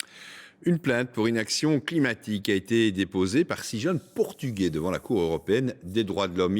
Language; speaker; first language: French; native; French